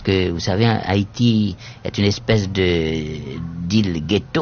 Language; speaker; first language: French; native; French